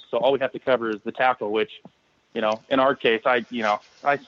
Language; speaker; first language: English; native; English